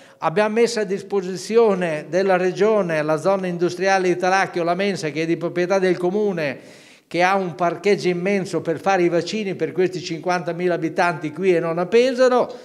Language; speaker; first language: Italian; native; Italian